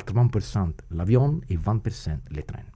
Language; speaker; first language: French; non-native, fluent; Italian